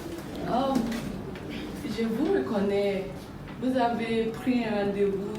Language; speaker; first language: French; non-native, learner; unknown